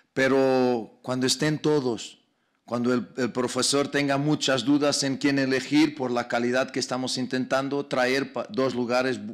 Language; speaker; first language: Spanish; non-native, fluent; Portuguese